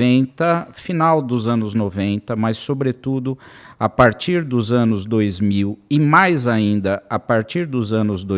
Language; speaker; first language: Portuguese; native; Portuguese